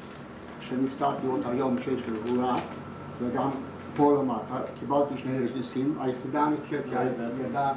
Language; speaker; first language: Hebrew; non-native, fluent; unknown